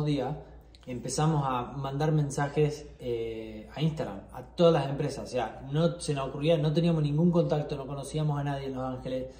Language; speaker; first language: Spanish; native; Spanish